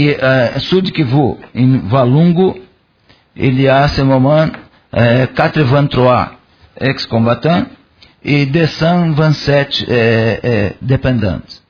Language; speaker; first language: French; non-native, learner; Portuguese